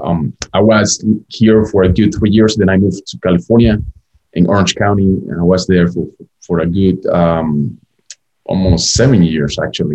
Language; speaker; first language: English; non-native, fluent; Spanish